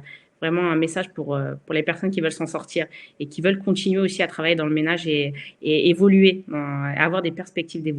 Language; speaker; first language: French; native; French